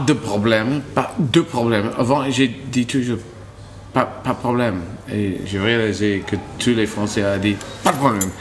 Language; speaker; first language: French; non-native, learner; English